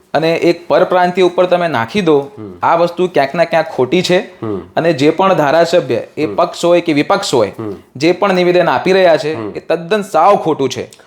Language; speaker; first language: Gujarati; non-native, local second language; Hindi